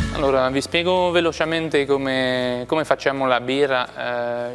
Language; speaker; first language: Italian; non-native, fluent; French